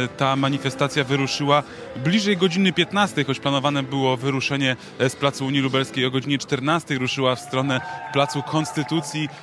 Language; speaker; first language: Polish; native; Polish